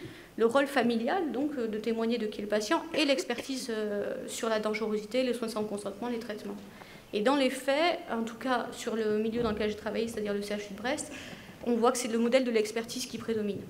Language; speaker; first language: French; native; French